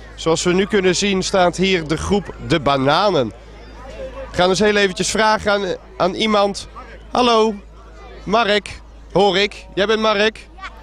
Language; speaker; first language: Dutch; native; Dutch